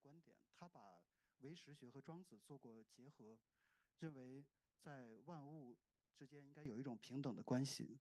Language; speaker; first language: Chinese; native; Chinese